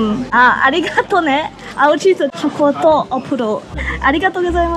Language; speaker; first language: Japanese; non-native, learner; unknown